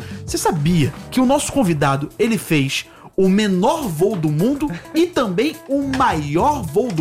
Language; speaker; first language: Portuguese; native; Portuguese